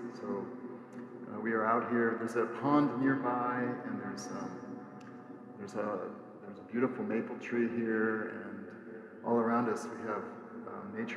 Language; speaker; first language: English; native; English